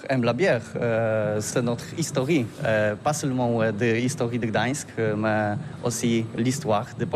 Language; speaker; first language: French; non-native, learner; Polish